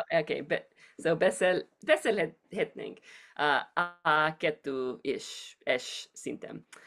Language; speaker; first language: Hungarian; non-native, learner; English